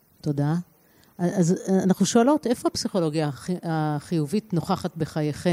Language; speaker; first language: Hebrew; native; Hebrew